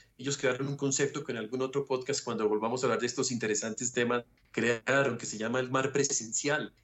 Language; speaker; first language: Spanish; native; Spanish